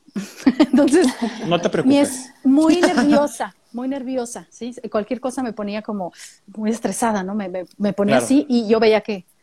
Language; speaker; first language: Spanish; native; Spanish